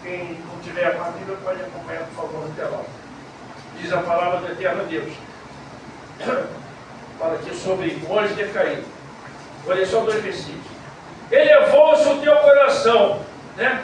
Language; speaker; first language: Portuguese; native; Portuguese